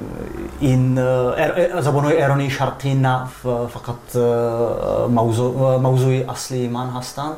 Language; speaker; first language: Persian; non-native, fluent; Czech